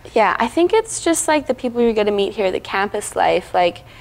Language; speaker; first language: English; native; English